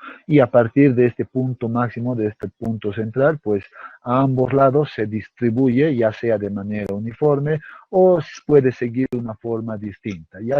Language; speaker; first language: Spanish; native; Spanish